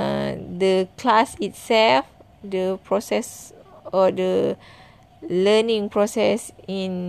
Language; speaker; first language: English; non-native, learner; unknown